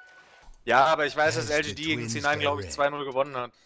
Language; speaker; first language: German; native; German